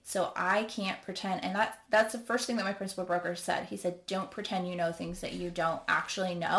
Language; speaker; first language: English; native; English